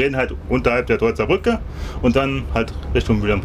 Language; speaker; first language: German; native; German